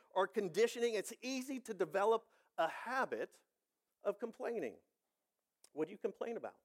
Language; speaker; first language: English; native; English